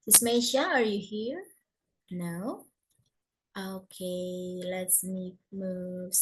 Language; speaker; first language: English; non-native, fluent; Indonesian